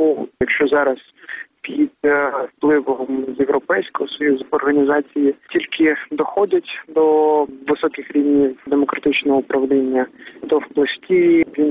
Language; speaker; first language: Ukrainian; native; Ukrainian